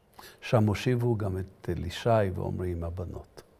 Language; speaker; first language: Hebrew; early bilingual, other home language; Arabic